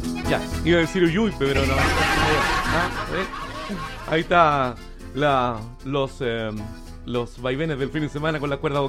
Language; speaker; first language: Spanish; native; Spanish